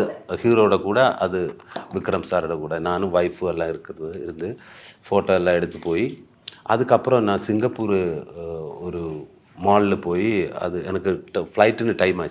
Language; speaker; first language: Tamil; non-native, learner; Malayalam